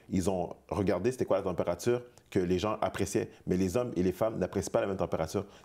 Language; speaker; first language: French; native; French